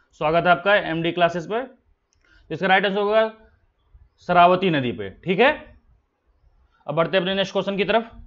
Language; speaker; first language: Hindi; native; Hindi